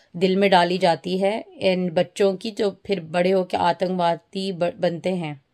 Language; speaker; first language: Urdu; early bilingual, heritage; Urdu